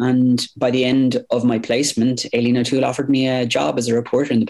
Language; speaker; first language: English; native; English